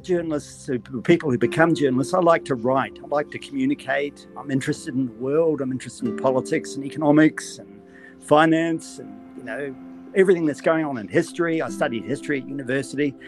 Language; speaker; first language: English; native; English